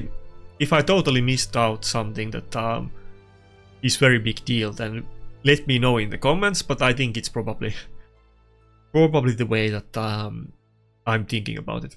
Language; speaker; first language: English; non-native, fluent; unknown